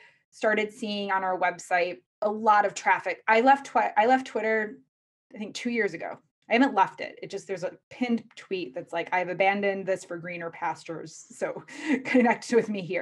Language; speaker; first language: English; native; English